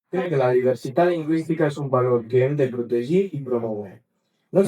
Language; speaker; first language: Catalan; early bilingual, other home language; Romanian